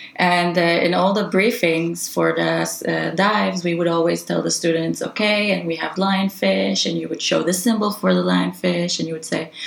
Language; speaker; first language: English; non-native, fluent; Hebrew